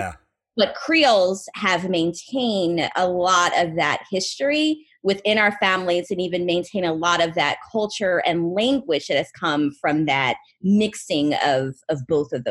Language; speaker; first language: English; native; English